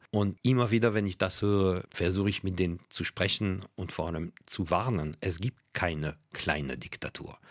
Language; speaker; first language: German; non-native, fluent; French